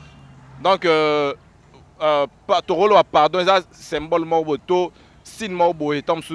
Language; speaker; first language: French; non-native, local second language; Lingala